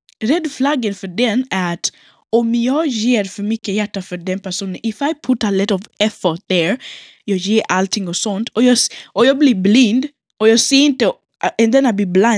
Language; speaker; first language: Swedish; non-native, local second language; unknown